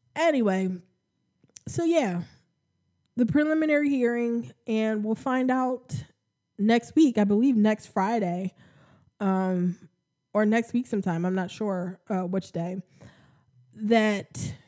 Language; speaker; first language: English; native; English